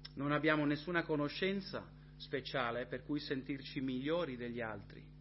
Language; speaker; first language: Italian; non-native, fluent; English